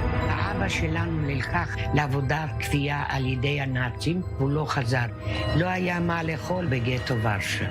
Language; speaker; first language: Hebrew; early bilingual, other home language; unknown